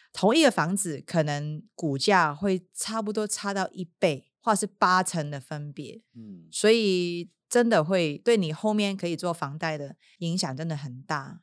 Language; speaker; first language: Chinese; non-native, local second language; Cantonese